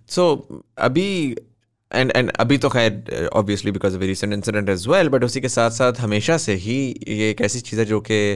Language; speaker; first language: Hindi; native; Hindi